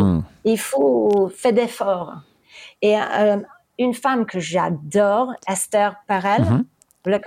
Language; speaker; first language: French; early bilingual, heritage; English